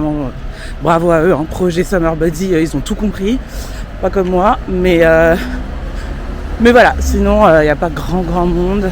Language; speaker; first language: French; native; French